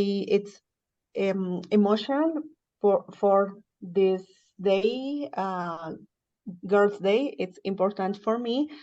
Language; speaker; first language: English; non-native, learner; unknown